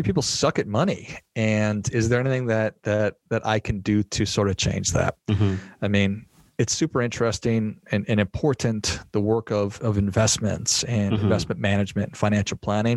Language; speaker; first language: English; native; English